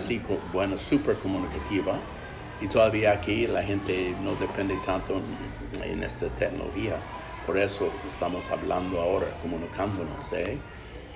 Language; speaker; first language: Spanish; non-native, fluent; English